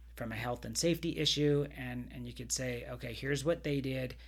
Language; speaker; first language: English; native; English